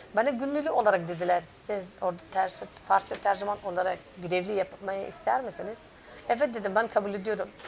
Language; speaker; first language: Turkish; non-native, learner; Persian